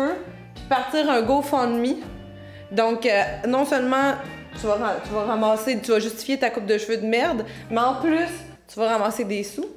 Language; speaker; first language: French; native; French